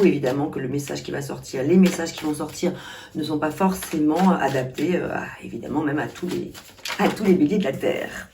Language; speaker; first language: French; native; French